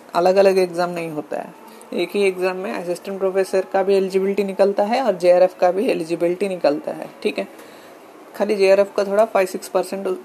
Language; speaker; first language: Hindi; non-native, local second language; Telugu